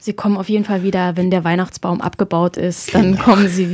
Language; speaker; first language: German; native; German